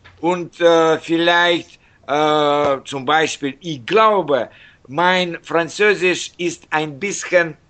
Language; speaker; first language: German; non-native, learner; Russian